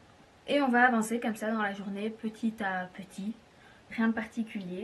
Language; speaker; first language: French; native; French